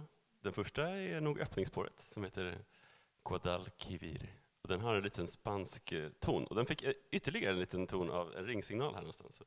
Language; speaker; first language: Swedish; native; Swedish